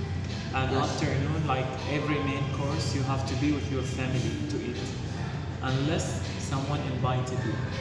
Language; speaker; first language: English; non-native, learner; Arabic